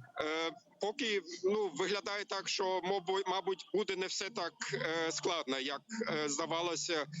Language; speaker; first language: Ukrainian; non-native, learner; German